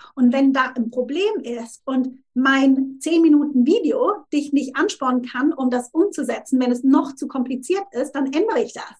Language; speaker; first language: German; native; German